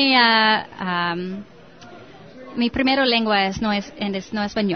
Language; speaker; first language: Spanish; non-native, learner; English